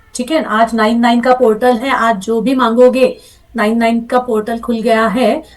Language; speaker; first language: Hindi; non-native, local second language; Marathi